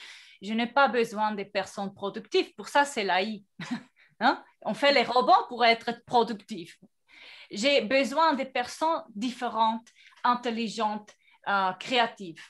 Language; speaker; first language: French; non-native, fluent; Spanish